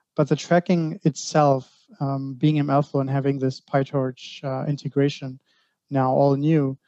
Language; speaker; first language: English; non-native, fluent; Greek